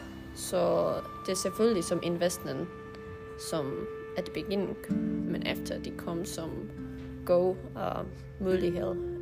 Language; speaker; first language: Danish; non-native, learner; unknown